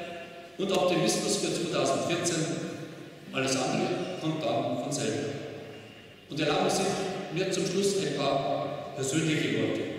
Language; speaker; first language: German; native; German